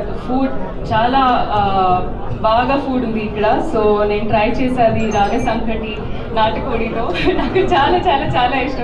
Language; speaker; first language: Telugu; non-native, learner; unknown